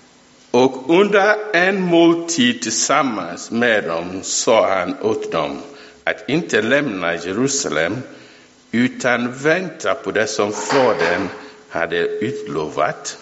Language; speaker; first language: Swedish; non-native, fluent; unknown